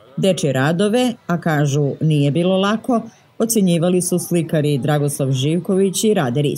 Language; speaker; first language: Serbian; native; Serbian